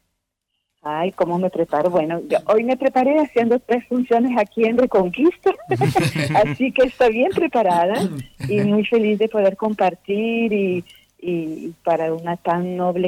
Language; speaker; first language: Spanish; non-native, fluent; French